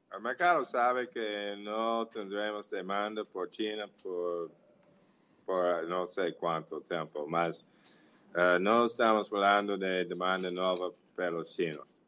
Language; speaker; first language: Portuguese; non-native, learner; English